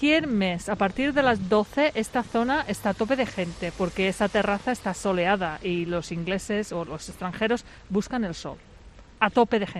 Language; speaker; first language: Spanish; non-native, fluent; English